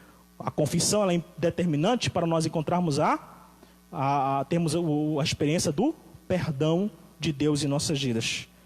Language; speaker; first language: Portuguese; native; Portuguese